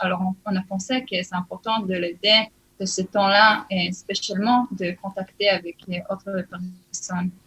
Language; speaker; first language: French; early bilingual, heritage; Hebrew